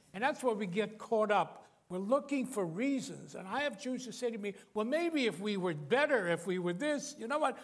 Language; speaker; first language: English; native; English